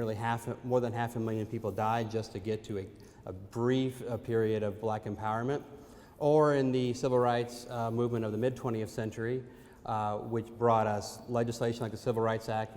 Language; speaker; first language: English; native; English